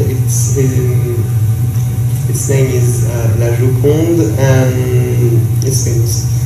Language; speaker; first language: English; non-native, learner; French